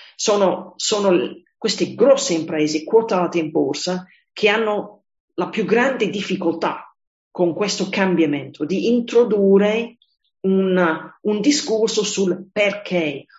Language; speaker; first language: Italian; non-native, fluent; English